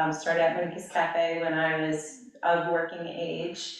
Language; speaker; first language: English; native; English